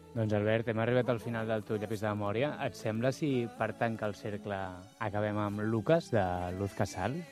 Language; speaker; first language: Catalan; native; Catalan